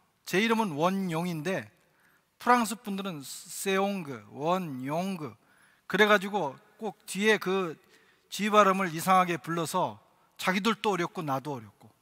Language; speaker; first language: Korean; native; Korean